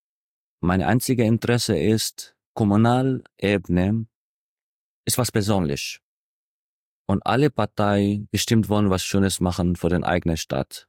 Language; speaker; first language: German; non-native, fluent; Arabic